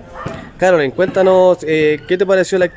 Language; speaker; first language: Spanish; native; Spanish